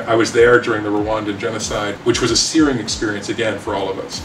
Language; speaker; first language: English; native; English